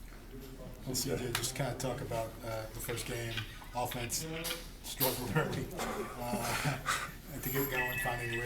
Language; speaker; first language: English; native; English